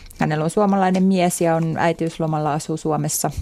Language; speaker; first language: Finnish; native; Finnish